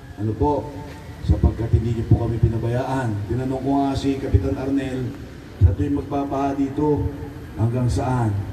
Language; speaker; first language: Filipino; native; Filipino